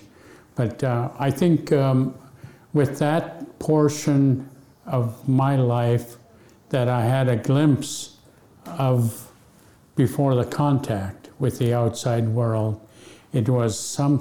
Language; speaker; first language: English; early bilingual, other home language; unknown